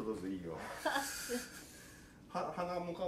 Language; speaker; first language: Japanese; native; Japanese